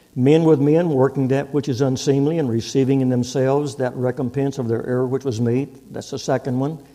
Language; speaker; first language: English; native; English